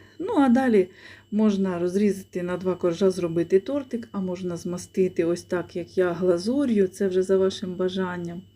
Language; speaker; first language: Ukrainian; native; Ukrainian